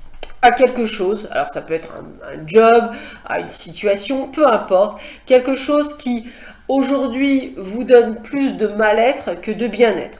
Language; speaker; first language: French; native; French